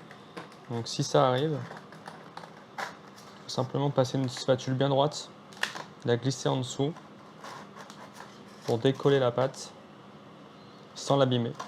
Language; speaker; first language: French; native; French